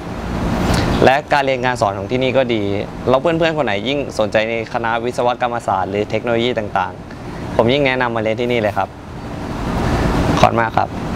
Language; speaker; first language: Thai; native; Thai